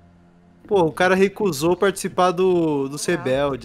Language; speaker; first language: Portuguese; native; Portuguese